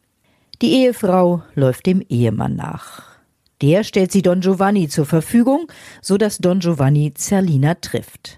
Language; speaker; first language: German; native; German